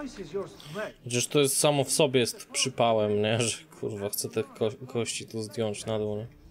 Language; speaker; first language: Polish; native; Polish